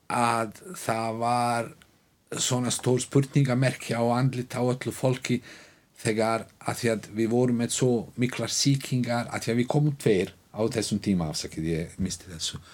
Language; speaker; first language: Icelandic; non-native, fluent; Bosnian